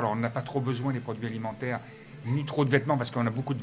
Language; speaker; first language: French; native; French